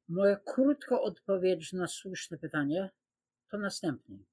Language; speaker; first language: Polish; non-native, fluent; English